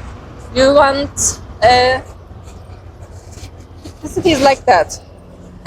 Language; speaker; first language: English; non-native, learner; Turkish